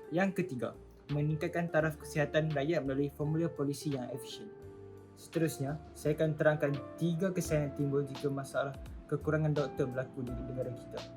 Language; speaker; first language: Malay; native; Malay